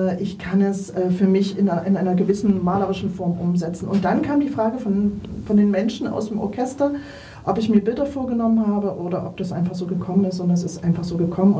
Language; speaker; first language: German; native; German